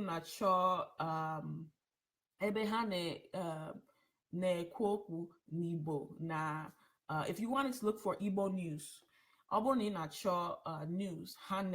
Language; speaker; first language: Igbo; early bilingual, heritage; English